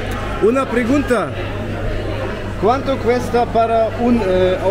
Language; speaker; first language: Spanish; non-native, learner; German